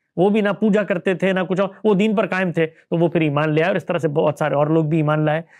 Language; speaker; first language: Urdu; native; Urdu